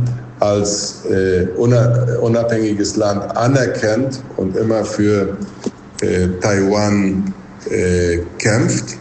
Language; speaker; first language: German; non-native, local second language; Plautdietsch